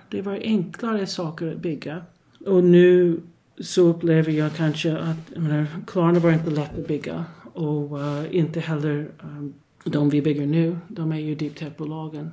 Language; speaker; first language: Swedish; non-native, fluent; English